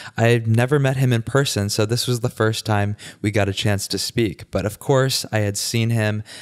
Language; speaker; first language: English; native; English